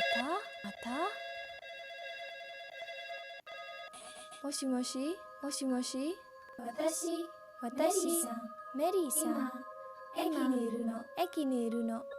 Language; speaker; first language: Japanese; non-native, fluent; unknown